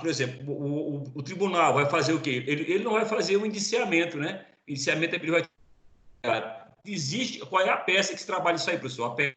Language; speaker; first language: Portuguese; native; Portuguese